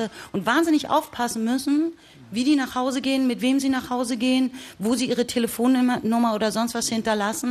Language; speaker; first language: German; native; German